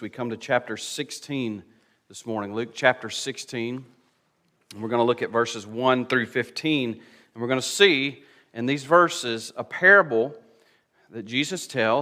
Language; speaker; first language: English; native; English